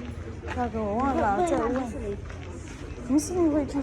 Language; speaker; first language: Chinese; non-native, fluent; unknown